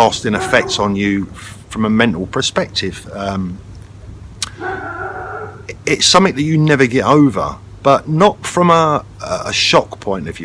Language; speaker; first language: English; native; English